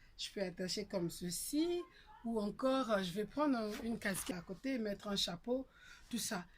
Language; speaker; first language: French; non-native, local second language; Lingala